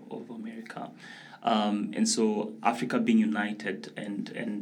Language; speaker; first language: English; non-native, local second language; Luo (Kenya and Tanzania)